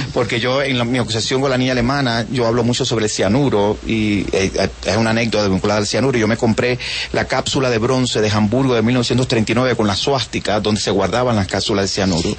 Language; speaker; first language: Spanish; native; Spanish